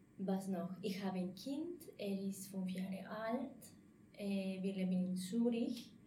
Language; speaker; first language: German; non-native, fluent; Spanish